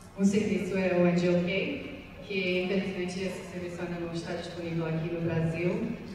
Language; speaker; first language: Portuguese; non-native, fluent; English